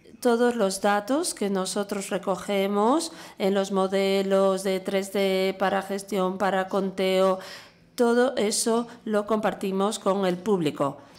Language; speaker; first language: Spanish; non-native, fluent; English